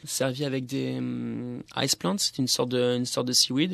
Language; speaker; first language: French; native; French